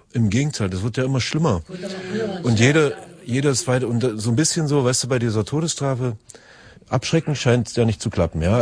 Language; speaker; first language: German; native; German